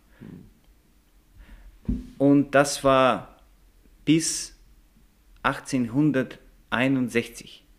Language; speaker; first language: German; non-native, learner; Russian